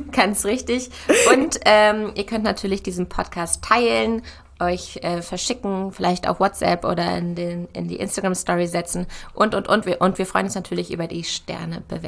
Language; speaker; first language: German; native; German